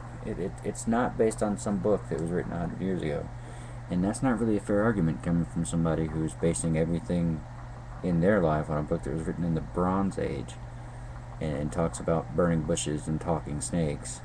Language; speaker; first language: English; native; English